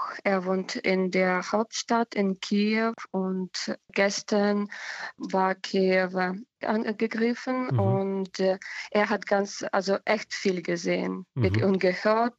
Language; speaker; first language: German; non-native, fluent; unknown